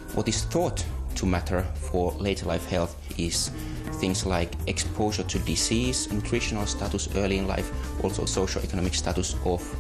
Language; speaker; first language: English; non-native, fluent; Finnish